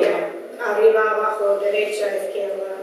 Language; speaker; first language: Spanish; non-native, fluent; Dutch